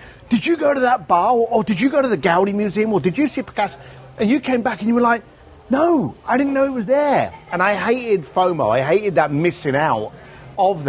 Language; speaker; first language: English; native; English